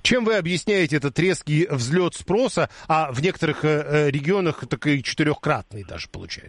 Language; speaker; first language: Russian; native; Russian